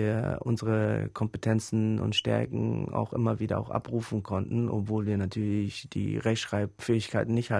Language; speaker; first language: German; early bilingual, other home language; Pashto